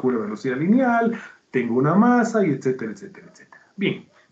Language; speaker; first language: Spanish; native; Spanish